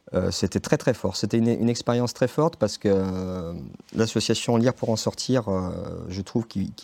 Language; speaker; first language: French; native; French